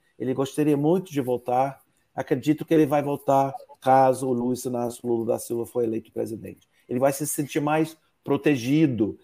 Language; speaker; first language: Portuguese; non-native, fluent; English